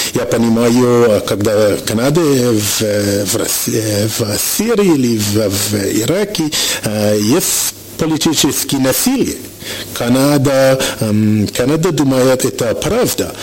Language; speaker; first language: Russian; non-native, learner; French